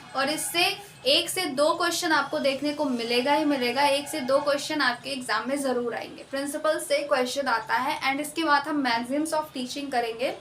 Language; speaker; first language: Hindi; native; Hindi